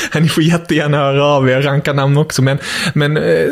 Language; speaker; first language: Swedish; non-native, fluent; German